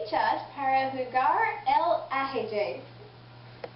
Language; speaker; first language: Spanish; non-native, learner; English